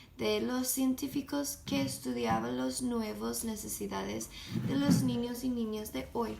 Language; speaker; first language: Spanish; non-native, learner; English